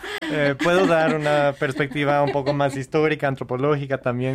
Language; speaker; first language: Spanish; non-native, fluent; English